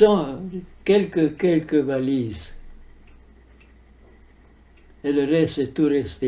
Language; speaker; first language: French; early bilingual, heritage; French